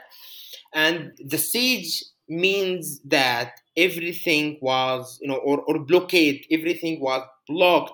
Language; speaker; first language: English; non-native, fluent; Arabic